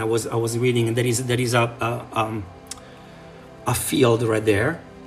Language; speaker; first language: English; non-native, learner; Italian